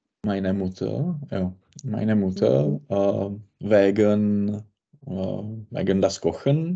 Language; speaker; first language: German; non-native, learner; Czech